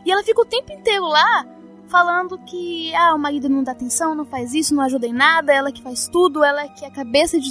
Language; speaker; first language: Portuguese; native; Portuguese